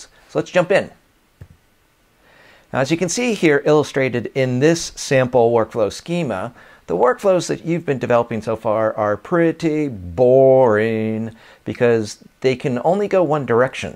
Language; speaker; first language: English; native; English